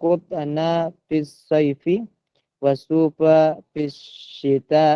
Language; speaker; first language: Arabic; non-native, learner; Indonesian